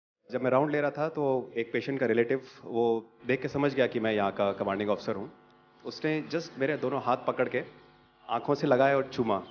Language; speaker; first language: Hindi; native; Hindi